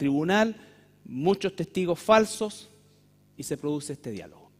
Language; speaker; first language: Spanish; native; Spanish